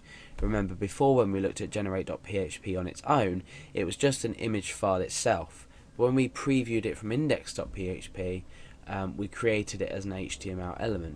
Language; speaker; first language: English; native; English